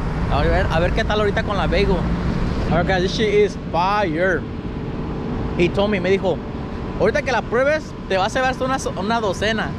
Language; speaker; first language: Spanish; early bilingual, heritage; Spanish